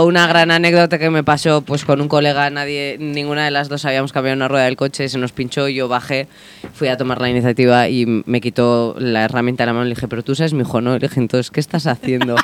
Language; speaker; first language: Spanish; native; Spanish